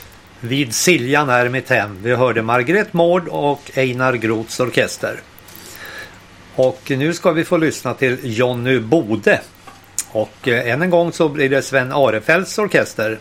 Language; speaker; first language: Swedish; native; Swedish